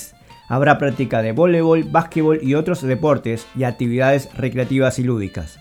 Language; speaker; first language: Spanish; native; Spanish